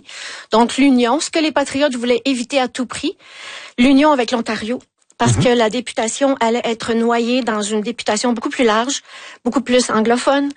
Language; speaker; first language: French; native; French